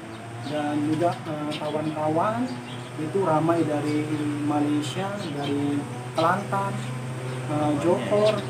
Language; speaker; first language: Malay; non-native, local second language; Madurese